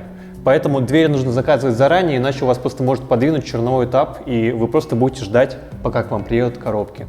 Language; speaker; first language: Russian; native; Russian